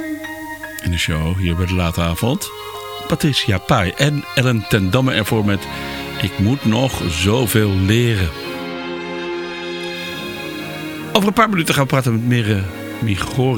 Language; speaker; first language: Dutch; native; Dutch